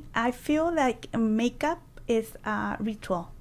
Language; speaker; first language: English; non-native, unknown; Spanish